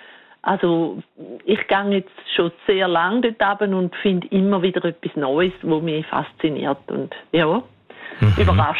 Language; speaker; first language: German; native; German